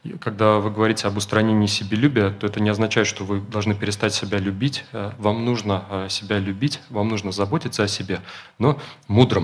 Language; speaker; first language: Russian; native; Russian